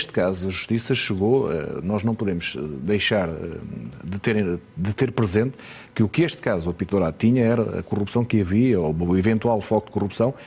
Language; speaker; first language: Portuguese; native; Portuguese